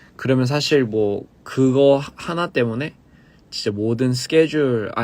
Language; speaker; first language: Korean; early bilingual, other home language; English